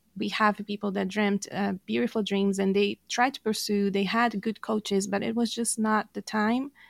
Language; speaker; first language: English; non-native, fluent; Portuguese